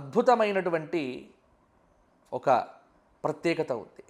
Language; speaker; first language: Telugu; native; Telugu